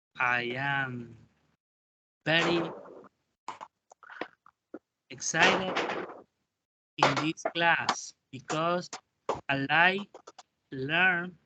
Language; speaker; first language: English; non-native, learner; Spanish